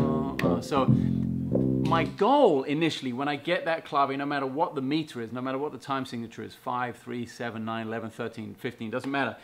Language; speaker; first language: English; native; English